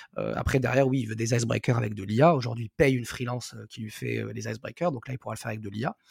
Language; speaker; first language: French; non-native, local second language; Arabic